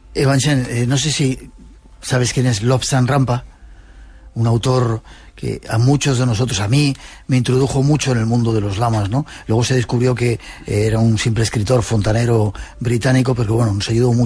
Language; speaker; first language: Spanish; native; Spanish